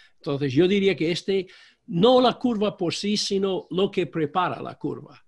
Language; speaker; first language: Spanish; non-native, fluent; English